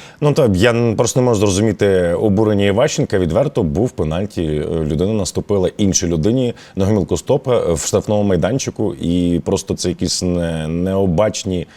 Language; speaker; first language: Ukrainian; native; Ukrainian